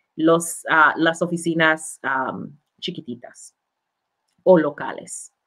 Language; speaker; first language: Spanish; non-native, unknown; English